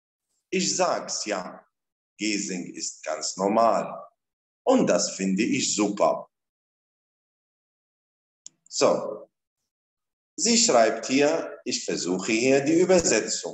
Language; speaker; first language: German; non-native, fluent; Arabic